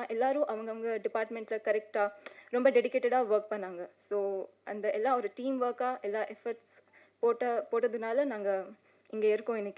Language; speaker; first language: Tamil; non-native, fluent; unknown